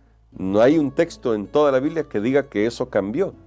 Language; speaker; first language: Spanish; native; Spanish